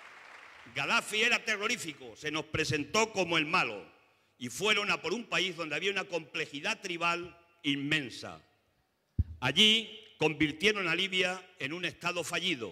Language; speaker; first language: Spanish; native; Spanish